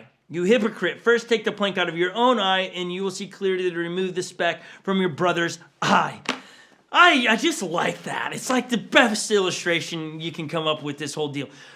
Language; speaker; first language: English; native; English